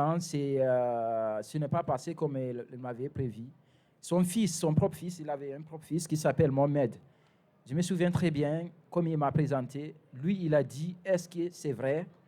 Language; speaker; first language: French; non-native, fluent; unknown